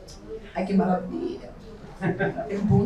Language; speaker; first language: Portuguese; non-native, fluent; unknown